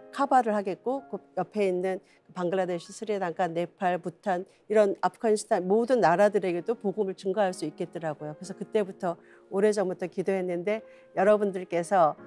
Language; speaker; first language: Korean; native; Korean